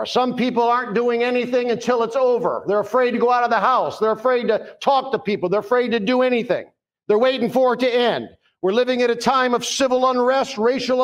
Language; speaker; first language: English; native; English